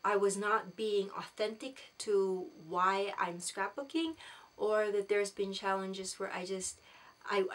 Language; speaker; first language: English; non-native, local second language; Filipino